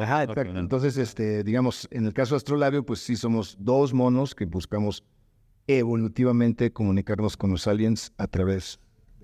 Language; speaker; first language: Spanish; native; Spanish